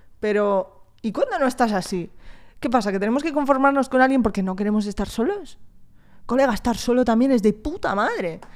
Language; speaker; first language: Spanish; early bilingual, other home language; French